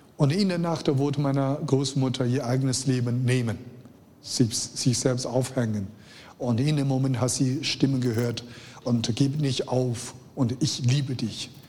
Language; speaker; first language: German; non-native, fluent; Chinese